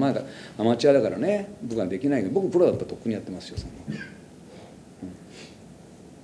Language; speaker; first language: Japanese; native; Japanese